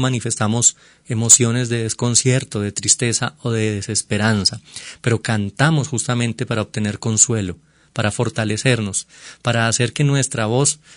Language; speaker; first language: Spanish; native; Spanish